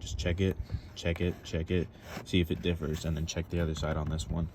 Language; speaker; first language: English; native; English